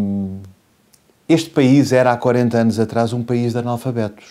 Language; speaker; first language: Portuguese; native; Portuguese